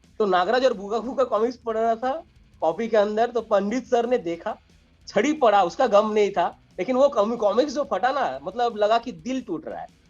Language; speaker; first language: Hindi; non-native, local second language; Bangla